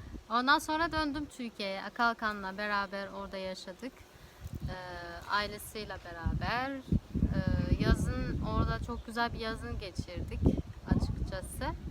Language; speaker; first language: Turkish; non-native, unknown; Arabic